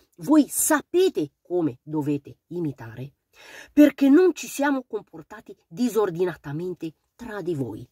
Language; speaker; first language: Italian; non-native, fluent; Romanian